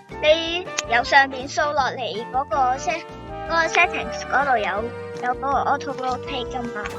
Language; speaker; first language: Chinese; early bilingual, heritage; Cantonese